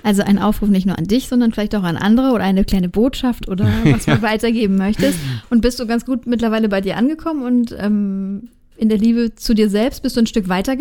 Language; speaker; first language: German; native; German